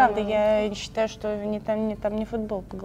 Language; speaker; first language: Russian; native; Russian